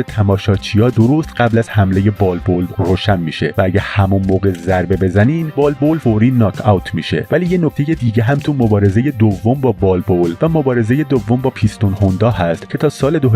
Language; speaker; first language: Persian; native; Persian